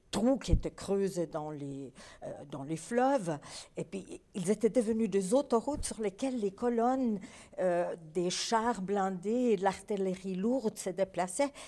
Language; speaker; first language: French; early bilingual, other home language; Polish